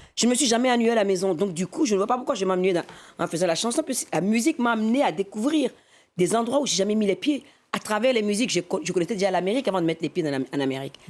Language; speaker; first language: French; non-native, local second language; Fon